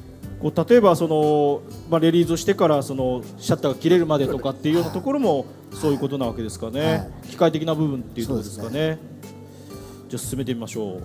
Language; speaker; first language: Japanese; native; Japanese